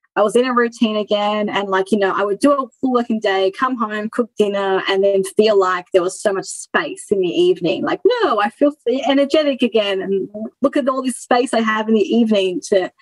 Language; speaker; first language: English; native; English